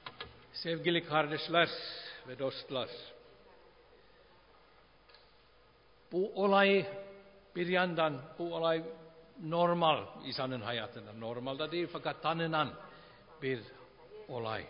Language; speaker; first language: Turkish; non-native, fluent; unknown